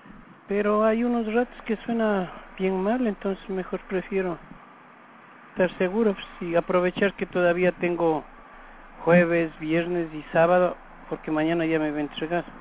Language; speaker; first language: Spanish; native; Spanish